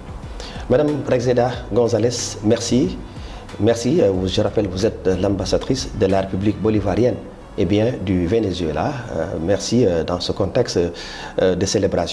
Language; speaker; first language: French; native; French